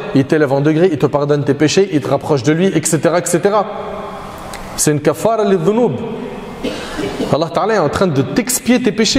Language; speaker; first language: French; native; French